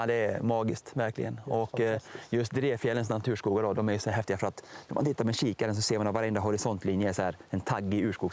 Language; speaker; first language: Swedish; native; Swedish